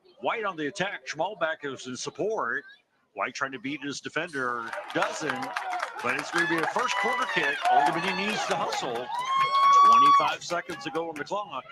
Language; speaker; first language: English; native; English